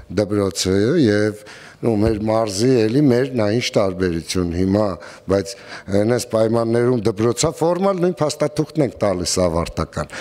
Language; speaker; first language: Armenian; native; Armenian